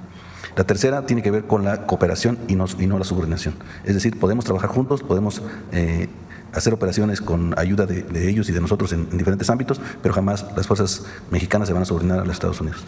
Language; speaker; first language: Spanish; native; Spanish